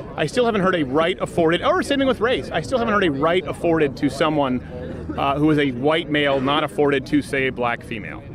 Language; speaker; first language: English; native; English